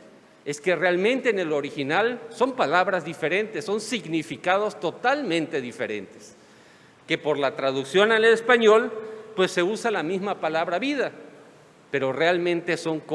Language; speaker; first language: Spanish; native; Spanish